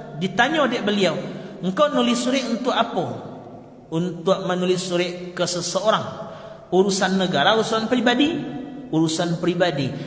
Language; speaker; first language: Malay; non-native, local second language; Minangkabau